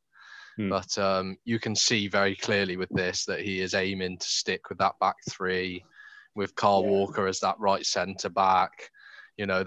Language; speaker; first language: English; native; English